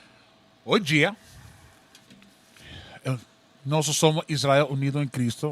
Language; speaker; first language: Portuguese; non-native, learner; Spanish